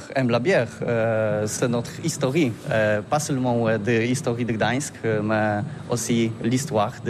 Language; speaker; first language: French; non-native, learner; Polish